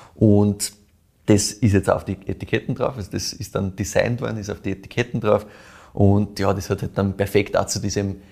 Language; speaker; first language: German; native; German